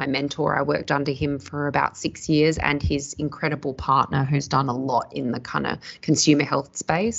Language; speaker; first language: English; native; English